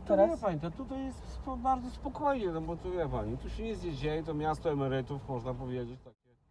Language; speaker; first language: Polish; native; Polish